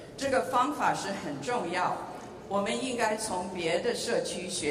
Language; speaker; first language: Chinese; early bilingual, heritage; English